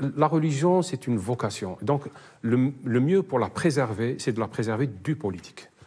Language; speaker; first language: French; non-native, local second language; Arabic